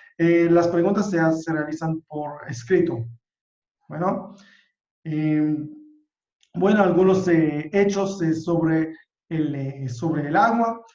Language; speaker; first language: Spanish; non-native, fluent; Hebrew